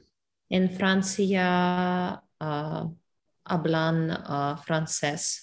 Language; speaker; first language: Spanish; non-native, learner; Russian